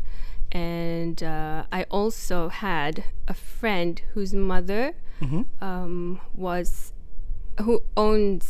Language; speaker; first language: English; non-native, local second language; Malay